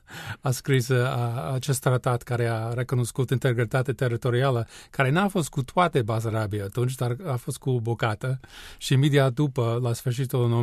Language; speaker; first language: Romanian; non-native, learner; English